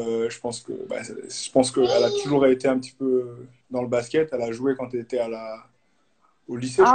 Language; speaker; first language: French; native; French